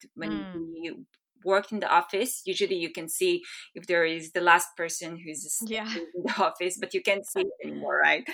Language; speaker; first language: English; non-native, fluent; Hebrew